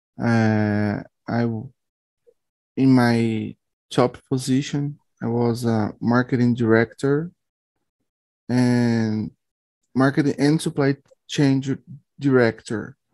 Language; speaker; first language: English; non-native, learner; Portuguese